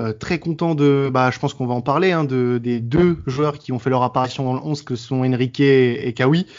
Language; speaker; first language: French; native; French